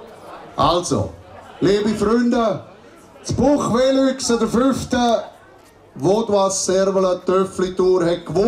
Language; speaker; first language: German; native; German